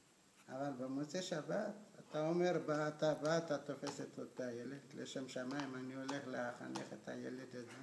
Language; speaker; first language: Hebrew; non-native, fluent; Amharic